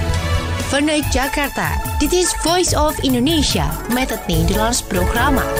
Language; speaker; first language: Dutch; non-native, learner; Indonesian